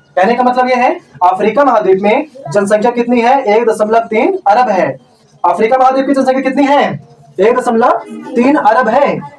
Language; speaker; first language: Hindi; native; Hindi